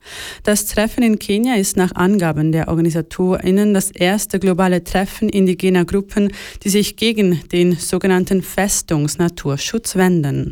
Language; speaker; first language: German; native; German